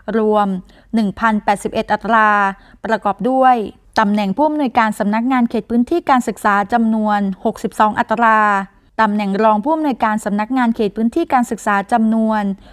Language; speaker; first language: Thai; native; Thai